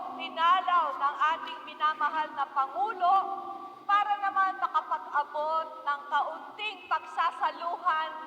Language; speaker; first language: Filipino; native; Filipino